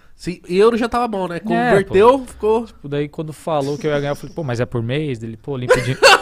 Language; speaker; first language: Portuguese; native; Portuguese